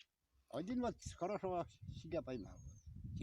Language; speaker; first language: Russian; native; Russian